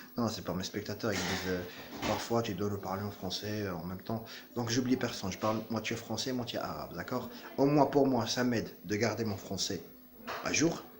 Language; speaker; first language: French; non-native, local second language; Arabic